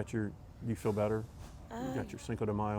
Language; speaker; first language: English; native; English